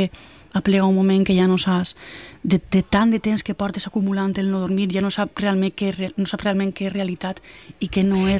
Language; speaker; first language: Catalan; native; Catalan